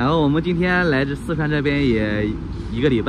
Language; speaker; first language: Chinese; native; Chinese